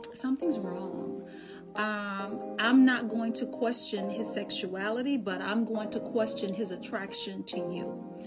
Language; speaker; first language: English; native; English